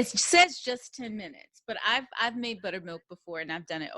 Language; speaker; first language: English; native; English